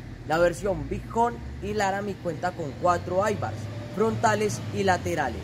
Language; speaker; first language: Spanish; native; Spanish